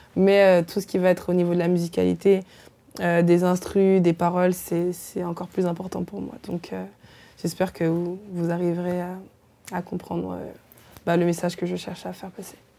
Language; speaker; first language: French; native; French